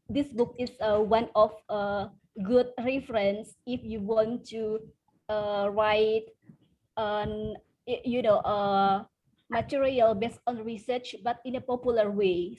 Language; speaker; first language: English; non-native, fluent; Indonesian